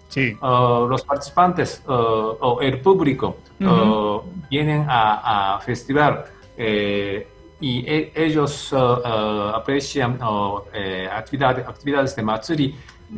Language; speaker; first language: Spanish; non-native, fluent; Japanese